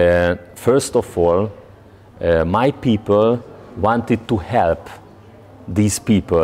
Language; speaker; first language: English; non-native, learner; Hungarian